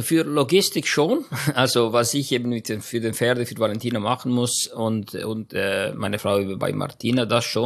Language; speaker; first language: German; non-native, fluent; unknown